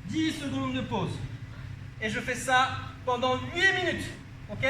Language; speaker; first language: French; native; French